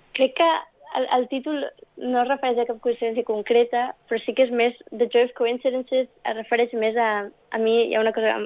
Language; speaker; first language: Catalan; early bilingual, other home language; English